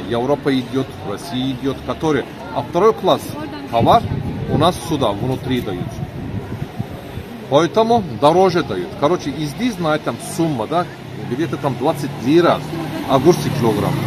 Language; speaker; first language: Russian; non-native, learner; Turkish